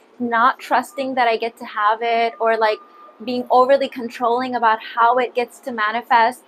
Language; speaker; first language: English; early bilingual, other home language; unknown